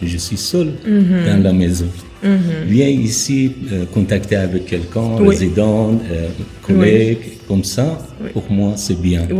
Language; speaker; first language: French; non-native, learner; Persian